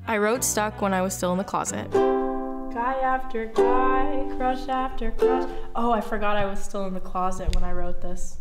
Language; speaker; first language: English; native; English